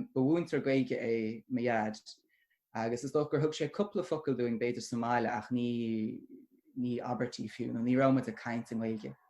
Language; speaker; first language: Irish; non-native, local second language; English